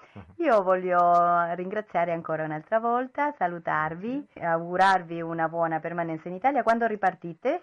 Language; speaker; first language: Italian; non-native, fluent; Spanish